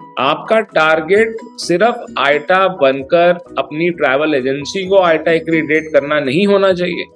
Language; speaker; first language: Hindi; native; Hindi